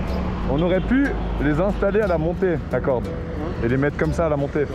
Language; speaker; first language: French; native; French